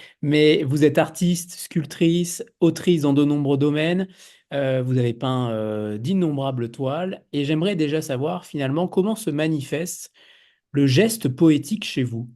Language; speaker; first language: French; native; French